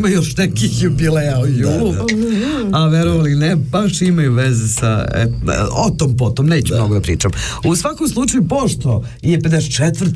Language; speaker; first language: Serbian; native; Serbian